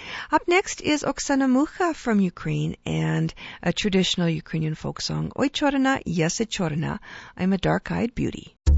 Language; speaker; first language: English; native; English